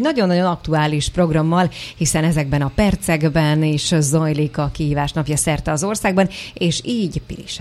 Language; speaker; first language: Hungarian; native; Hungarian